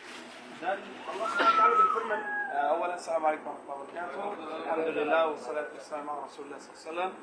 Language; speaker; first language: Indonesian; non-native, learner; Arabic